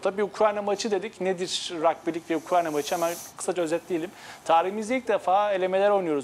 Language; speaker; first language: Turkish; native; Turkish